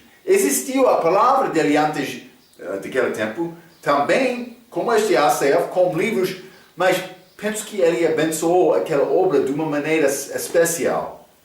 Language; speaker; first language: Portuguese; non-native, fluent; English